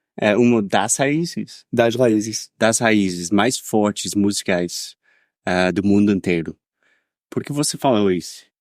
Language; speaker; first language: Portuguese; non-native, fluent; English